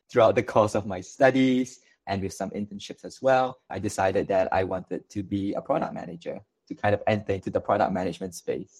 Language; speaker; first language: English; non-native, local second language; Chinese